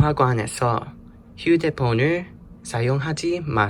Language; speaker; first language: Korean; non-native, learner; English